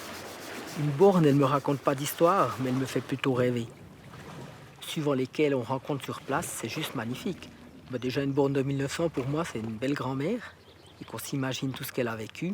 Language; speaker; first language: French; native; French